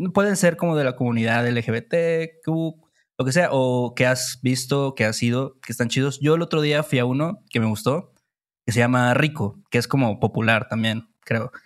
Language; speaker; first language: Spanish; native; Spanish